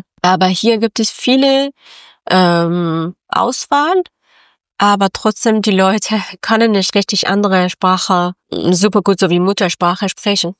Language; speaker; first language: German; non-native, learner; Persian